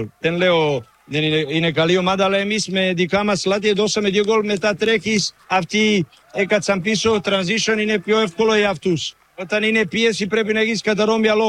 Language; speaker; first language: Greek; non-native, learner; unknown